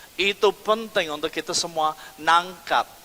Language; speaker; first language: Indonesian; non-native, fluent; English